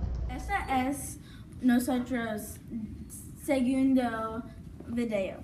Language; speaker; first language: Spanish; non-native, learner; English